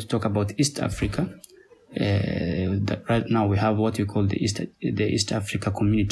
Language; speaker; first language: English; non-native, local second language; Somali